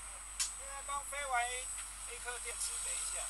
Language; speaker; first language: Chinese; native; Chinese